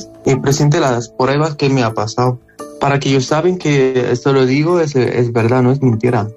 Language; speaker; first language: Spanish; non-native, learner; Arabic